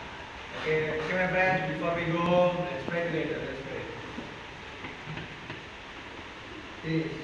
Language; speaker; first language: English; non-native, learner; Indonesian